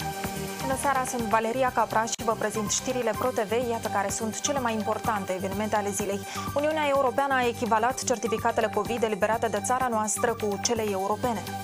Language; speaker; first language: Romanian; native; Romanian